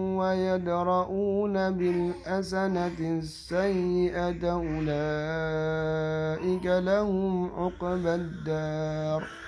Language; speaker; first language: Arabic; non-native, learner; Indonesian